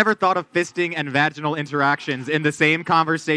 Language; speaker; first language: English; native; English